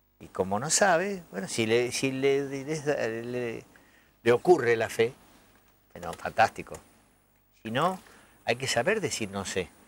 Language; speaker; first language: Spanish; native; Spanish